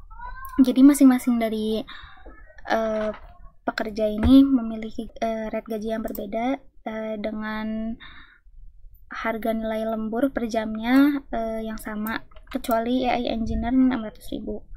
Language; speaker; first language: Indonesian; native; Indonesian